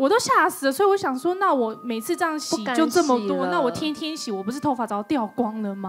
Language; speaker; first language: Chinese; native; Chinese